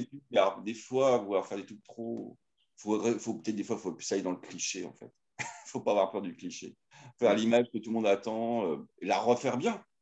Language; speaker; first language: French; native; French